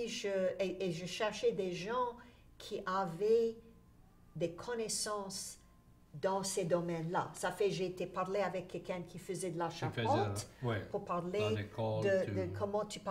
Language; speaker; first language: French; native; French